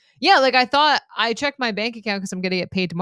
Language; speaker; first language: English; native; English